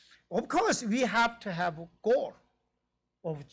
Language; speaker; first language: English; non-native, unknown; Korean